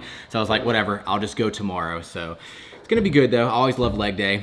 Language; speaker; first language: English; native; English